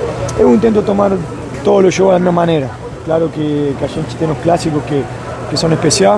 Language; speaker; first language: Portuguese; non-native, learner; Spanish